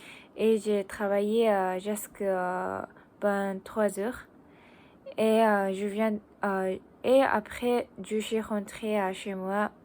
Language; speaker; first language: French; non-native, learner; Japanese